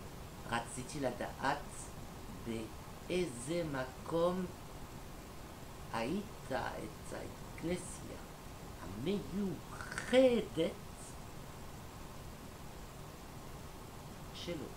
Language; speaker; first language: Hebrew; non-native, learner; French